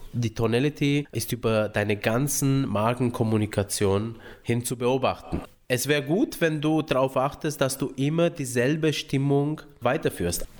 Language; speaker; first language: German; early bilingual, other home language; Romanian